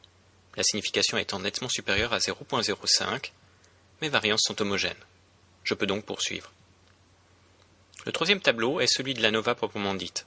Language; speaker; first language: French; native; French